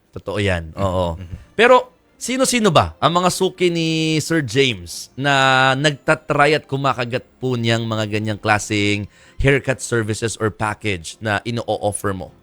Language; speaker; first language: Filipino; native; Filipino